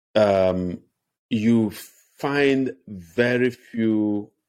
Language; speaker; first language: English; non-native, local second language; Igbo